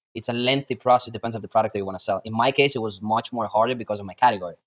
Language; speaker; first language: English; non-native, fluent; Latvian